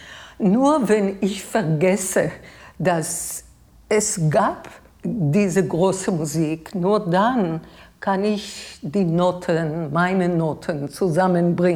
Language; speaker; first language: German; non-native, fluent; Hebrew